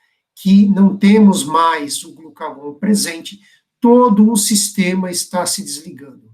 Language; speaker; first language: Portuguese; native; Portuguese